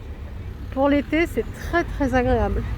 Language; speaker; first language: French; native; French